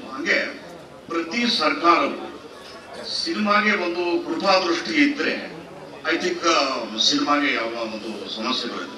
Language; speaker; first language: Kannada; native; Kannada